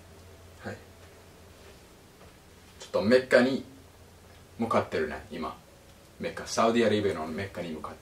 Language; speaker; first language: Japanese; non-native, fluent; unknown